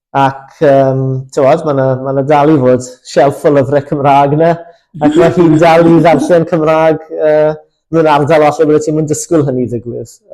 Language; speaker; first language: Welsh; native; Welsh